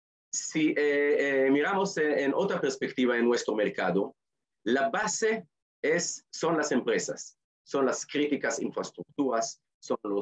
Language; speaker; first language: Spanish; non-native, fluent; Hebrew